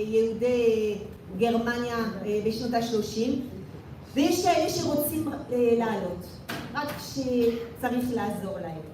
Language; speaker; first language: Hebrew; non-native, fluent; French